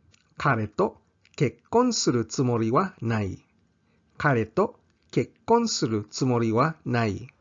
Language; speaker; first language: Japanese; non-native, fluent; English